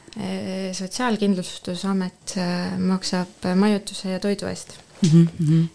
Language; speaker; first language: Estonian; non-native, local second language; Russian